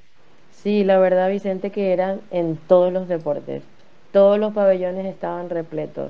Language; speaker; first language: Spanish; native; Spanish